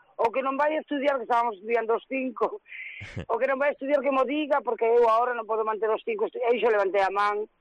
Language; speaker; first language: Galician; native; Galician